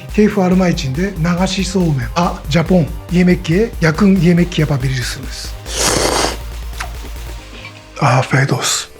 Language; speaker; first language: Turkish; non-native, learner; Japanese